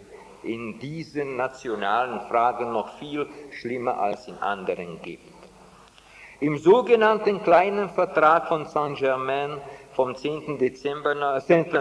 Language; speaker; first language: German; non-native, fluent; Czech